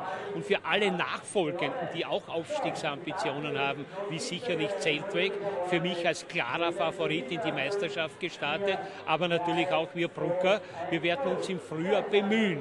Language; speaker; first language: German; native; German